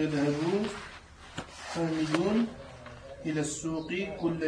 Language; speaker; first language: Arabic; non-native, learner; French